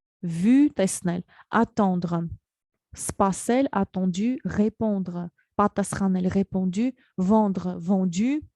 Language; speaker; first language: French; non-native, fluent; Armenian